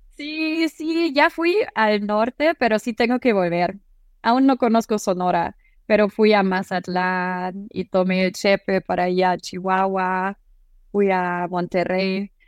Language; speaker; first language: Spanish; non-native, fluent; German